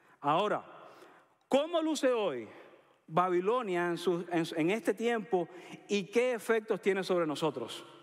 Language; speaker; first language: Spanish; native; Spanish